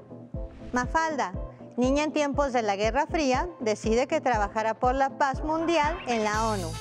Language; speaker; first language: Spanish; native; Spanish